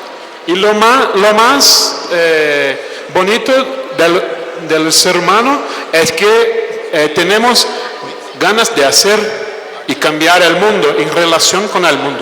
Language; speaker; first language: Spanish; non-native, fluent; Portuguese